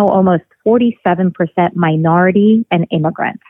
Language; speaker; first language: English; early bilingual, other home language; Russian